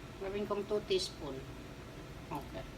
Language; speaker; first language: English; non-native, local second language; Filipino